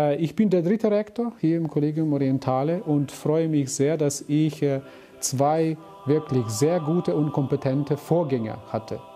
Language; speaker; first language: German; non-native, fluent; Ukrainian